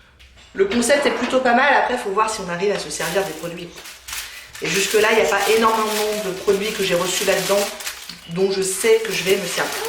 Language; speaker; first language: French; native; French